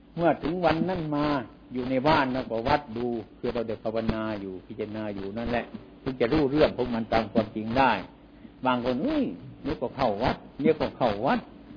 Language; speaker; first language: Thai; non-native, local second language; Northeastern Thai